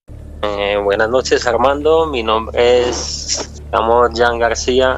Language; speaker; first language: Spanish; native; Spanish